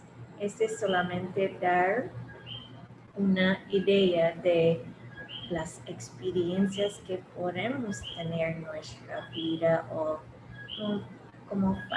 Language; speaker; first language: Spanish; early bilingual, heritage; English